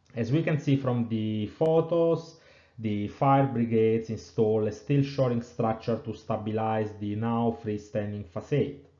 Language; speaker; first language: English; non-native, fluent; Italian